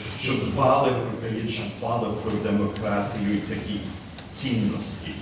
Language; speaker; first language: Ukrainian; early bilingual, heritage; Ukrainian